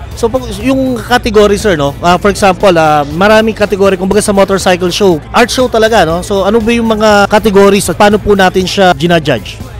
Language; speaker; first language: Filipino; native; Filipino